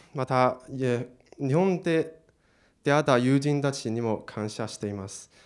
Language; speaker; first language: Japanese; non-native, learner; Chinese